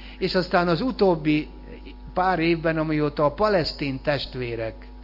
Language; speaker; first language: Hungarian; native; Hungarian